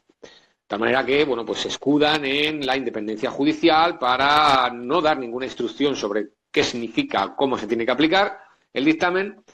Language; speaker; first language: Spanish; native; Spanish